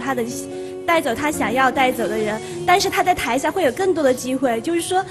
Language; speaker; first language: Chinese; non-native, fluent; English